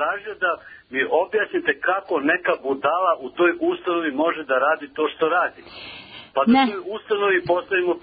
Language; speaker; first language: Serbian; native; Serbian